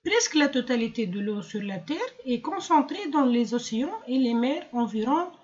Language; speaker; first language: French; non-native, local second language; Arabic